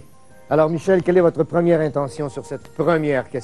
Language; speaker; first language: French; native; French